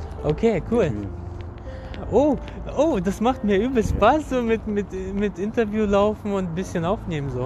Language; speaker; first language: German; non-native, fluent; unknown